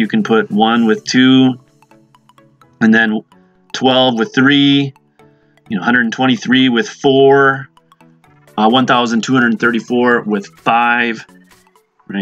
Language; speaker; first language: English; native; English